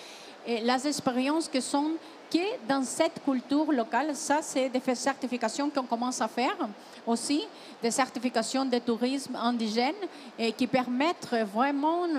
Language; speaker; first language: French; non-native, fluent; Spanish